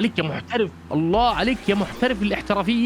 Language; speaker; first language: Arabic; native; Arabic